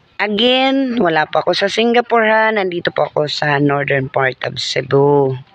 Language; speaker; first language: Filipino; non-native, local second language; Waray